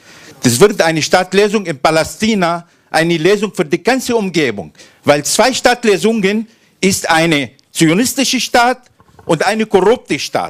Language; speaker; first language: German; non-native, fluent; Arabic